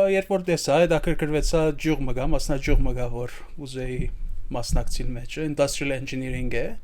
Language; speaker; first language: Armenian; early bilingual, heritage; Armenian